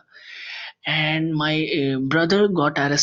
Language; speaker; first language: English; non-native, local second language; Hindi